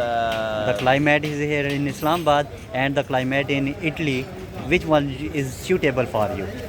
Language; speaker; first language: English; non-native, local second language; Urdu